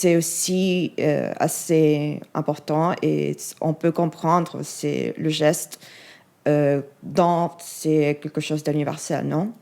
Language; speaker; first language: French; non-native, fluent; Spanish